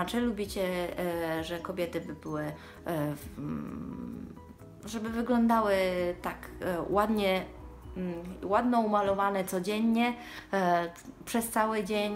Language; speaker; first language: Polish; early bilingual, heritage; Polish